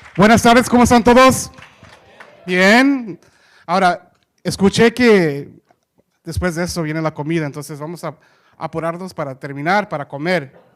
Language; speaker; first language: Spanish; early bilingual, heritage; Spanish